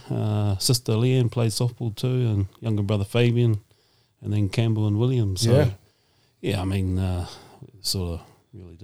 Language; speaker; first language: English; native; English